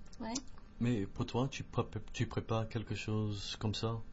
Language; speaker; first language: French; non-native, fluent; English